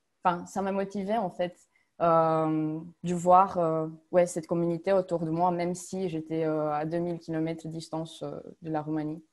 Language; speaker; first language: French; non-native, fluent; Romanian